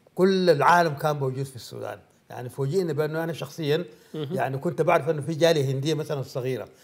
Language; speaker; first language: Arabic; native; Arabic